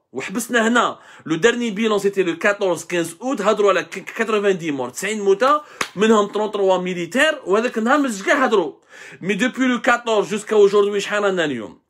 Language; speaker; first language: French; non-native, local second language; Arabic